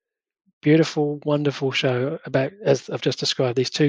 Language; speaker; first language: English; native; English